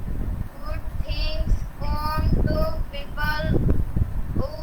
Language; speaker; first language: English; non-native, learner; Bangla